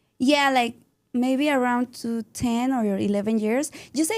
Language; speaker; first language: English; non-native, learner; Spanish